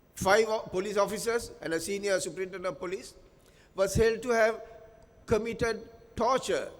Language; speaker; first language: English; non-native, local second language; Sinhala